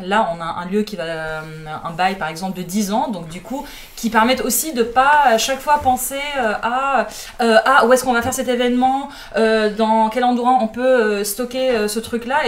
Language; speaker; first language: French; non-native, fluent; Arabic